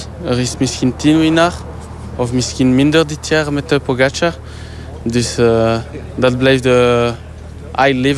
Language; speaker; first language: Dutch; non-native, local second language; French